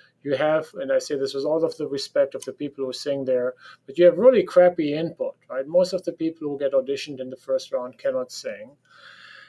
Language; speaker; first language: English; non-native, fluent; German